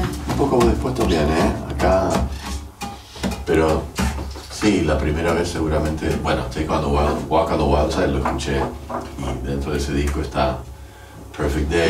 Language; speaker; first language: Spanish; early bilingual, heritage; Spanish